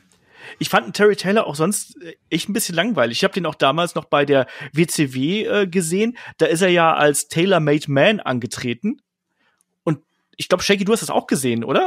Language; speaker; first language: German; native; German